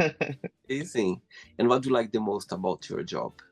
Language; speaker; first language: English; non-native, fluent; Portuguese